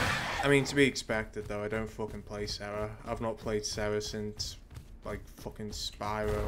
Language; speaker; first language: English; native; English